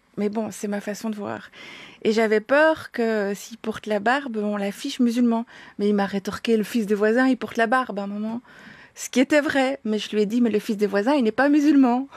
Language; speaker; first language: French; native; French